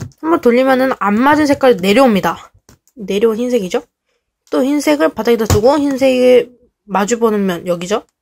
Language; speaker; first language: Korean; native; Korean